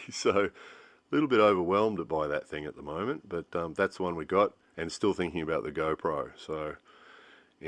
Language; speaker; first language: English; native; English